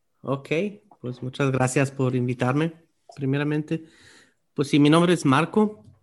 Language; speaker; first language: Spanish; non-native, fluent; German